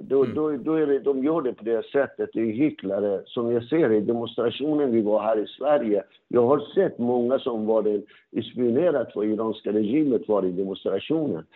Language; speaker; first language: Swedish; non-native, fluent; Persian